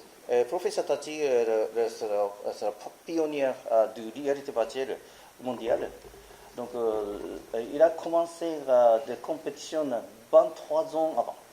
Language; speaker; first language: French; non-native, learner; Japanese